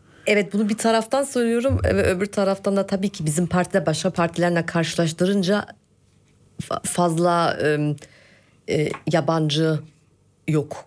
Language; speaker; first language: Turkish; early bilingual, heritage; Turkish